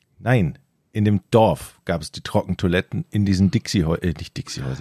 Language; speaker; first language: German; native; German